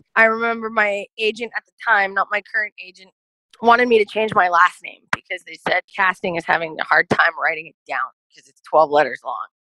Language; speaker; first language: English; native; English